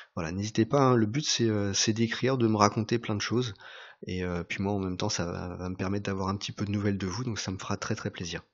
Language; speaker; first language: French; native; French